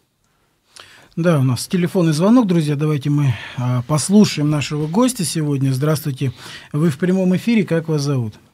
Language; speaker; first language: Russian; native; Russian